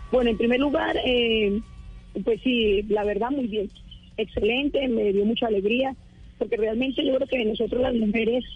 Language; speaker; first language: Spanish; native; Spanish